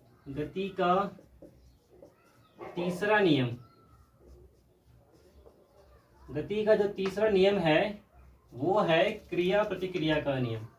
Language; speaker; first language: Hindi; native; Hindi